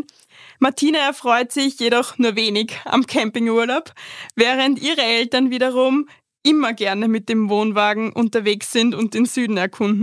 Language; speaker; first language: German; native; German